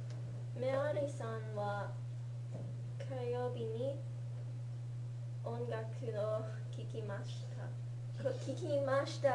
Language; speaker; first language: Japanese; non-native, learner; English